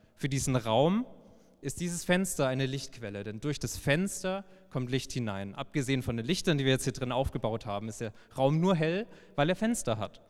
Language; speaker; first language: German; native; German